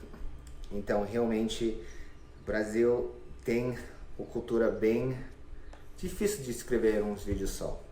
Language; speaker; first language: Portuguese; non-native, fluent; English